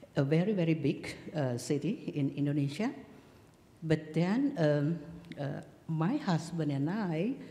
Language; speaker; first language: English; non-native, fluent; Indonesian